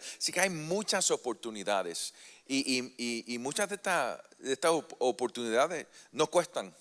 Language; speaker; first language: Spanish; early bilingual, heritage; Spanish